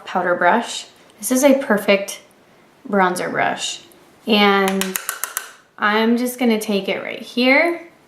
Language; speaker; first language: English; native; English